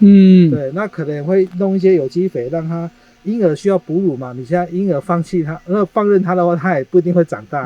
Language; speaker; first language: Chinese; native; Chinese